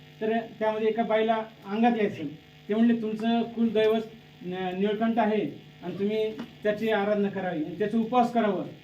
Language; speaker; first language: Marathi; native; Marathi